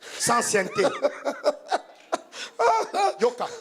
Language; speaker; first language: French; non-native, local second language; Lingala